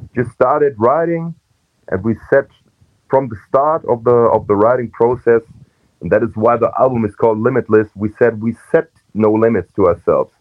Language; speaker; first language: English; non-native, fluent; German